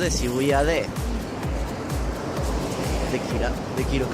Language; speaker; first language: Japanese; non-native, learner; Spanish